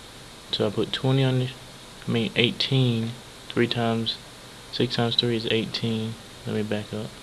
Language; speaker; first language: English; native; English